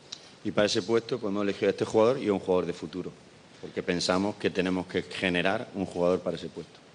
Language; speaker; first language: Spanish; native; Spanish